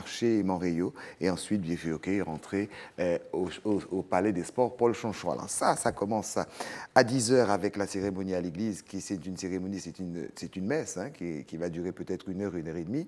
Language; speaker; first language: French; native; French